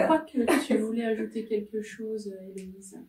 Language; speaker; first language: French; native; French